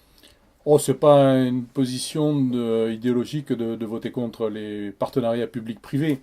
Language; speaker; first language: French; native; French